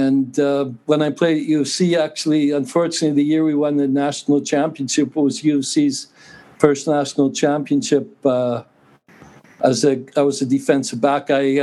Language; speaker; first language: English; native; English